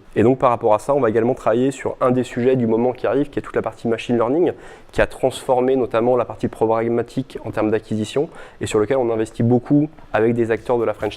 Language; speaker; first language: French; native; French